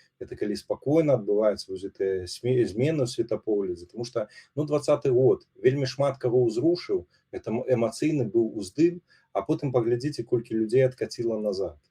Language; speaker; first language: Belarusian; non-native, local second language; Russian